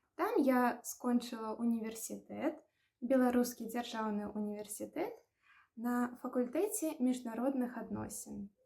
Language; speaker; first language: Belarusian; native; Belarusian